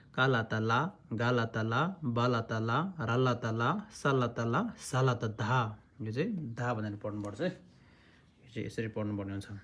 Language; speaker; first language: Nepali; non-native, local second language; Tibetan